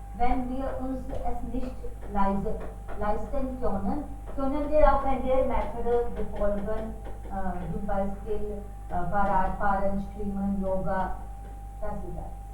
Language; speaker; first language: German; non-native, learner; Hindi